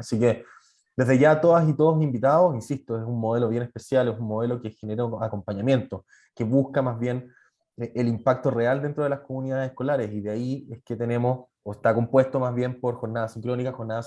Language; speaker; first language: Spanish; native; Spanish